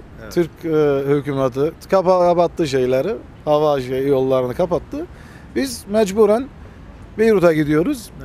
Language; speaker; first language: Turkish; early bilingual, heritage; Armenian